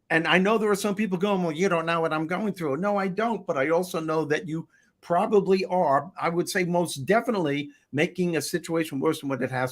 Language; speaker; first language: English; native; English